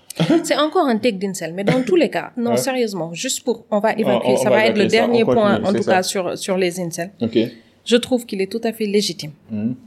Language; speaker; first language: French; non-native, local second language; Wolof